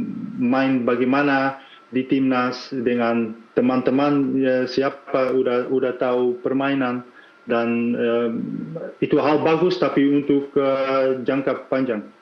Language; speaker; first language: Indonesian; non-native, fluent; Dutch